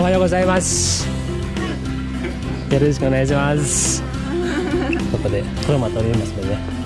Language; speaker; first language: Japanese; non-native, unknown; Balinese